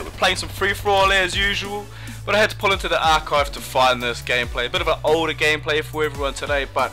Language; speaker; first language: English; native; English